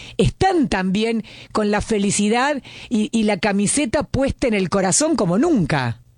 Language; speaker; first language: Spanish; native; Spanish